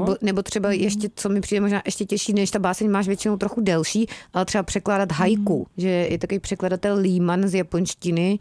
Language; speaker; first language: Czech; native; Czech